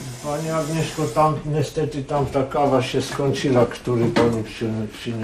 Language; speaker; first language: Polish; non-native, learner; Armenian